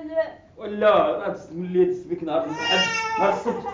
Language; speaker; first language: Dutch; non-native, learner; Arabic